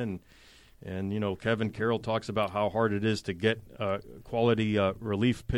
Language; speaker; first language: English; native; English